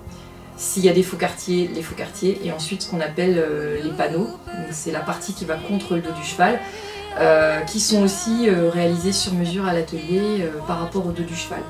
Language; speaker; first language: French; native; French